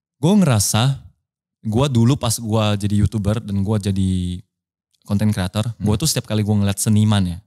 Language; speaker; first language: Indonesian; non-native, local second language; Min Nan Chinese